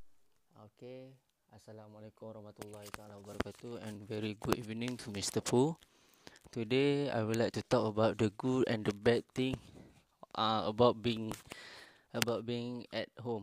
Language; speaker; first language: English; non-native, learner; Malay